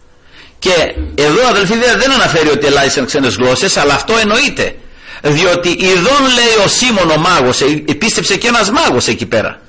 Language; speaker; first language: Greek; native; Greek